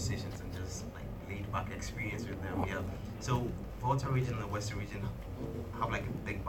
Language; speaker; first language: English; non-native, local second language; Ga